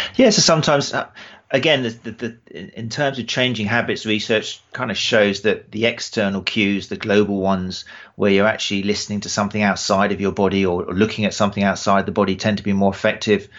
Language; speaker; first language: English; native; English